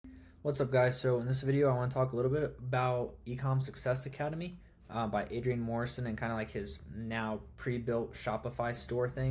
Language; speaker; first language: English; native; English